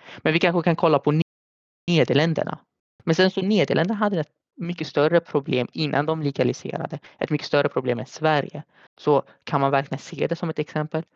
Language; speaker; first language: Swedish; early bilingual, other home language; Arabic